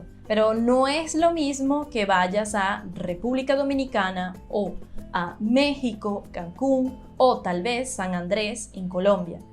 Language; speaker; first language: Spanish; non-native, fluent; Portuguese